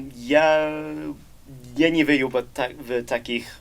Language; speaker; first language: Russian; non-native, learner; English